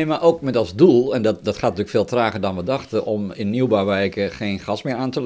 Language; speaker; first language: Dutch; native; Dutch